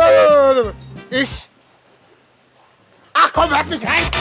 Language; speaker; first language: German; native; German